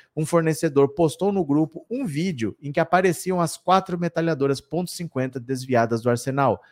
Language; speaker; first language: Portuguese; native; Portuguese